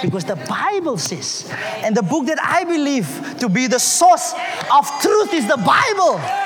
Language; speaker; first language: English; non-native, local second language; Afrikaans